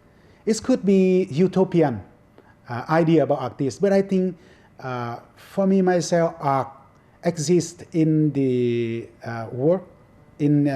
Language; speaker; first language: English; non-native, fluent; Vietnamese